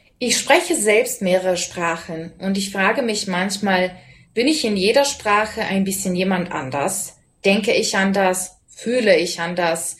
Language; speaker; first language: German; non-native, fluent; Serbian